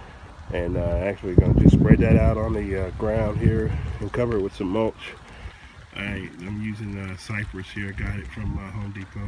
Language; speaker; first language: English; native; English